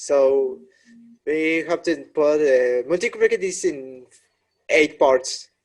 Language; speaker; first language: English; non-native, learner; Spanish